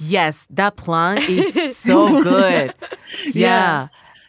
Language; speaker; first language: English; non-native, learner; Japanese